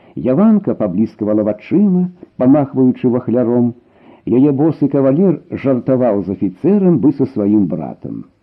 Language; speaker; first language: Belarusian; native; Belarusian